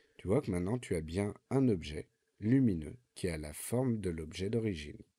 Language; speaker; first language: French; native; French